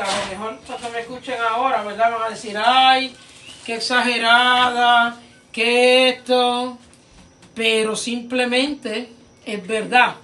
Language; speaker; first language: Spanish; native; Spanish